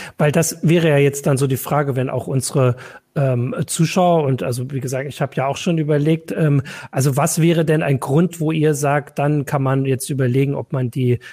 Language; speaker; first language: German; native; German